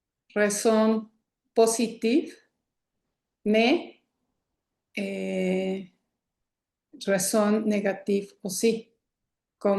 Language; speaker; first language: French; non-native, learner; Spanish